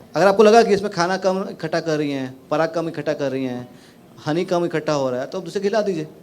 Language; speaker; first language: Hindi; non-native, local second language; Marathi